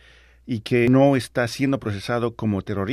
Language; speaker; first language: Spanish; native; Spanish